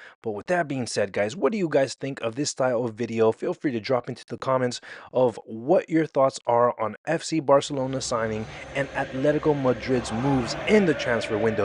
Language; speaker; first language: English; native; English